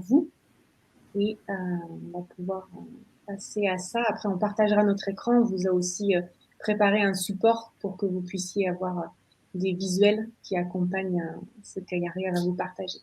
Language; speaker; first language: French; native; French